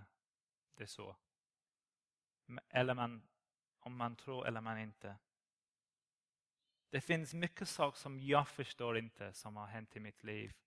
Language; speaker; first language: Swedish; non-native, learner; English